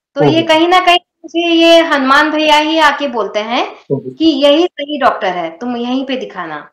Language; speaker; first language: Hindi; non-native, local second language; Odia